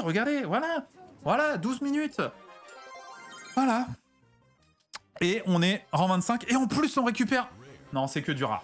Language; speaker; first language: French; native; French